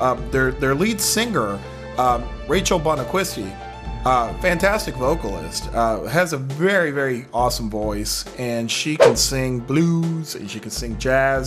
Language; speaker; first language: English; native; English